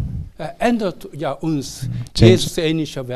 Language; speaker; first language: German; non-native, learner; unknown